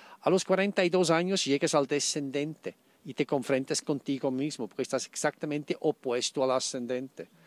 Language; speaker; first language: Spanish; non-native, fluent; German